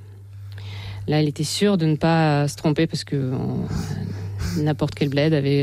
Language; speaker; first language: French; non-native, fluent; Russian